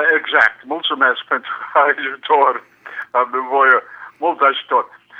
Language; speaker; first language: Romanian; non-native, learner; English